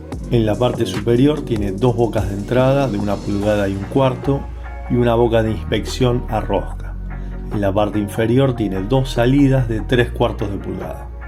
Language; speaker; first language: Spanish; native; Spanish